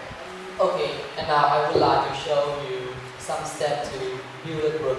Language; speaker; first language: English; non-native, learner; Vietnamese